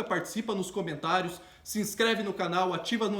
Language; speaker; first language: Portuguese; native; Portuguese